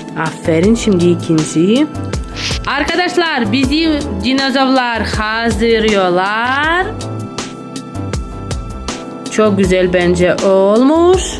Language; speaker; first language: Turkish; non-native, learner; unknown